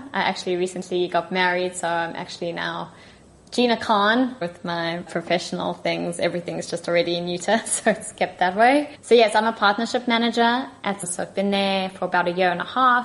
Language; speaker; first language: English; native; English